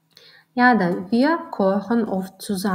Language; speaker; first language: German; non-native, learner; Turkmen